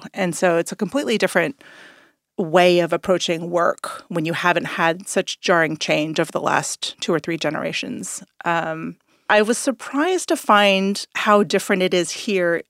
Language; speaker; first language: English; native; English